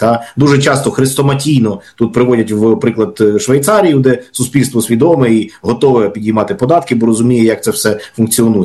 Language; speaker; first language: Ukrainian; native; Ukrainian